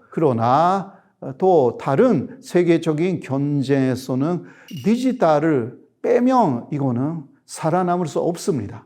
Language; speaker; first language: Korean; non-native, fluent; Japanese